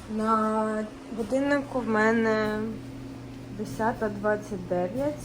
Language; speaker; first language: Ukrainian; native; Ukrainian